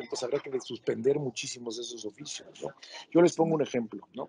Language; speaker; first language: Spanish; native; Spanish